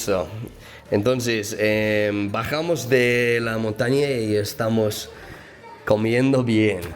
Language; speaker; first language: Spanish; non-native, learner; English